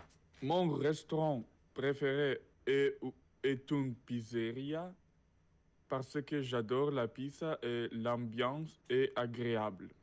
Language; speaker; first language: French; non-native, learner; Russian